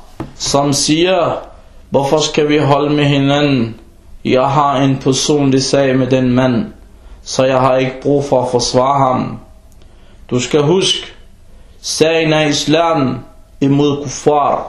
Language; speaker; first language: Danish; early bilingual, other home language; Arabic